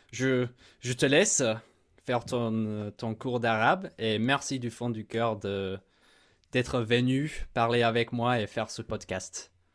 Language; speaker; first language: French; non-native, fluent; English